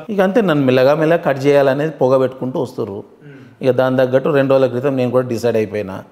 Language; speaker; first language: Telugu; native; Telugu